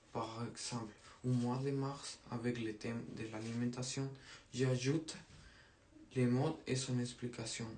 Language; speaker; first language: French; non-native, learner; Spanish